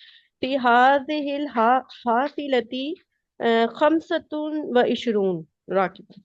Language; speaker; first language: Arabic; non-native, learner; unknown